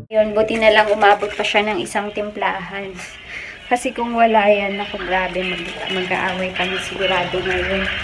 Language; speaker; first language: Filipino; native; Filipino